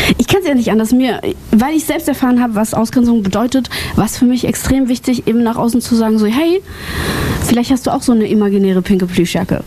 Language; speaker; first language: German; early bilingual, other home language; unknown